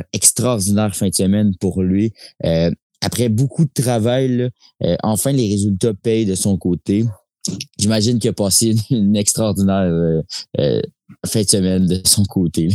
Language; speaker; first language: French; native; French